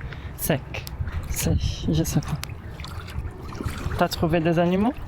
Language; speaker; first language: French; non-native, fluent; Portuguese